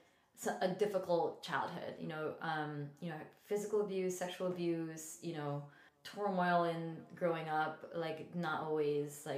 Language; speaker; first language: English; non-native, local second language; Filipino